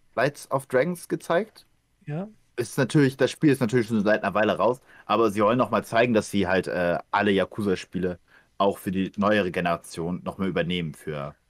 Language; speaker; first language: German; early bilingual, other home language; Ukrainian